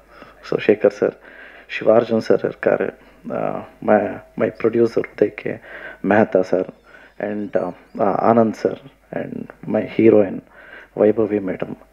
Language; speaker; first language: Tamil; non-native, learner; Kannada